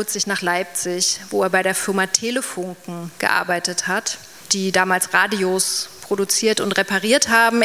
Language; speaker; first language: German; native; German